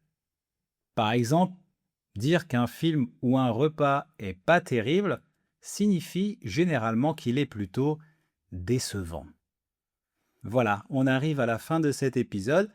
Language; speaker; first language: French; native; French